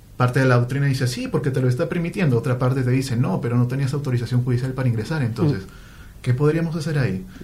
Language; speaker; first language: Spanish; native; Spanish